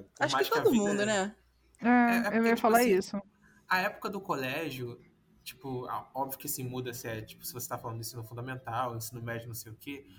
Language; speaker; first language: Portuguese; native; Portuguese